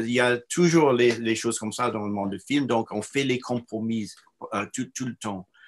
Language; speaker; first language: French; non-native, fluent; English